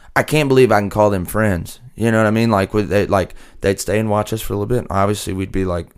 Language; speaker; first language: English; native; English